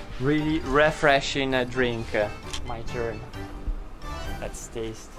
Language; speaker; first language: English; non-native, learner; Italian